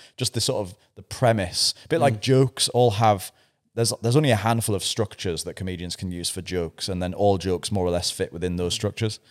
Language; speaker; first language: English; native; English